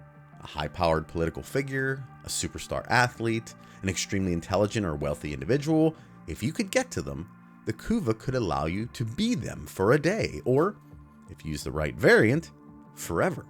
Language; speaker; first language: English; native; English